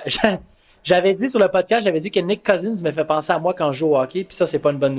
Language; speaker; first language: French; native; French